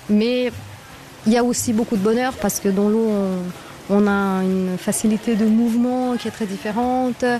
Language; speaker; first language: French; non-native, fluent; Portuguese